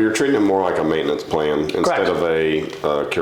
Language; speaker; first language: English; native; English